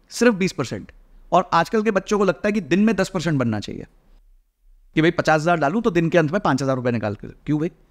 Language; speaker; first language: Hindi; native; Hindi